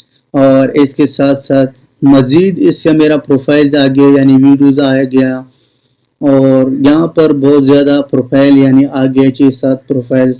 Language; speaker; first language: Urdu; non-native, local second language; Pashto